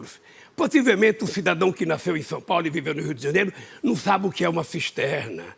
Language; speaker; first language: Portuguese; native; Portuguese